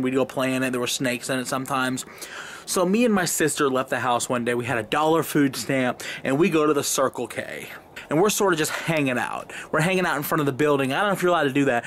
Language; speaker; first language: English; native; English